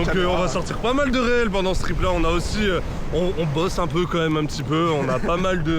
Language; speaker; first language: French; native; French